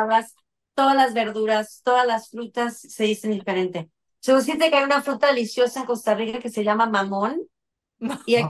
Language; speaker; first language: Spanish; native; Spanish